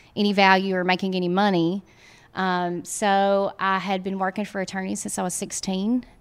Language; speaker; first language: English; native; English